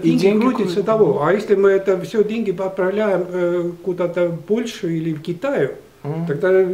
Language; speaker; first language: Russian; non-native, local second language; Estonian